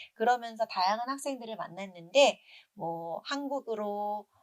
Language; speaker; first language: Korean; native; Korean